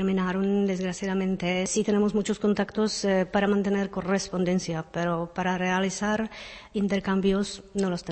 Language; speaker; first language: Spanish; non-native, fluent; Czech